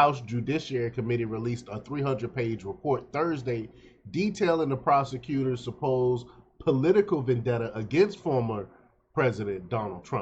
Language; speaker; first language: English; native; English